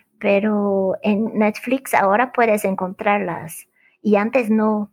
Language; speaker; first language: Spanish; non-native, fluent; Portuguese